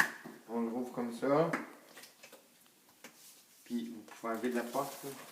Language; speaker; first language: French; native; French